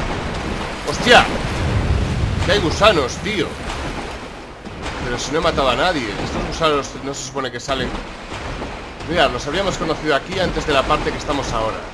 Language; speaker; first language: Spanish; native; Spanish